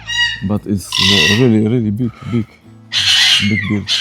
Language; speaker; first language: English; non-native, learner; Polish